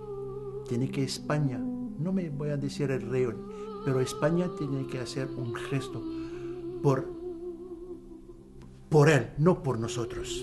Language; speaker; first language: Spanish; non-native, fluent; Arabic